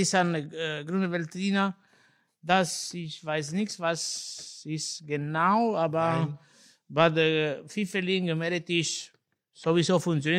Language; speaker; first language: German; non-native, learner; Italian